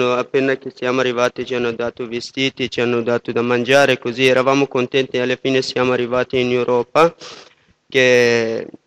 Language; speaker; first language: Italian; non-native, fluent; Persian